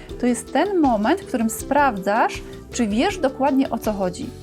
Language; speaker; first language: Polish; native; Polish